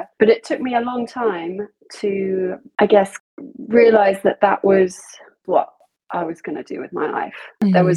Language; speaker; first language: English; native; English